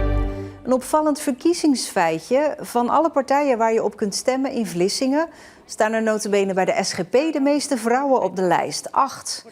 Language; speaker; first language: Dutch; native; Dutch